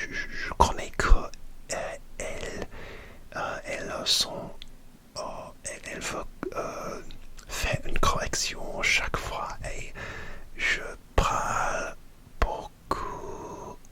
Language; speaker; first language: French; non-native, learner; English